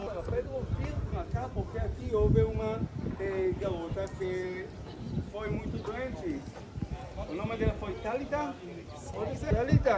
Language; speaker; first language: Portuguese; non-native, fluent; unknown